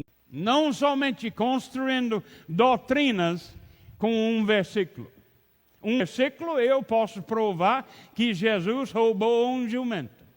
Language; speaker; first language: Portuguese; non-native, learner; English